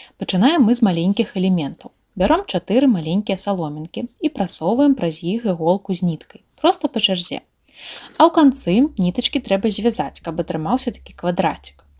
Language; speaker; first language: Belarusian; native; Belarusian